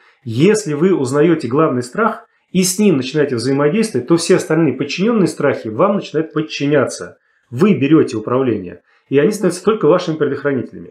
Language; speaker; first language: Russian; native; Russian